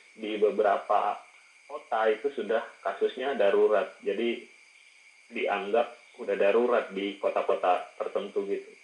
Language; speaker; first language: Indonesian; native; Indonesian